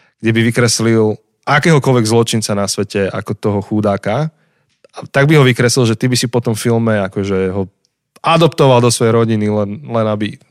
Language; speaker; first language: Slovak; native; Slovak